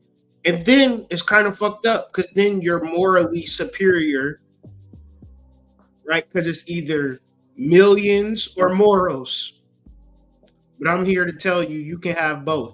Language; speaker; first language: English; native; English